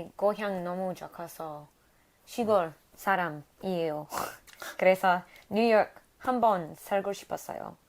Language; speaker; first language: Korean; non-native, learner; English